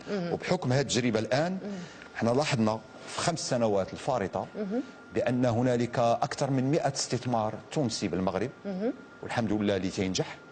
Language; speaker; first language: Arabic; native; Arabic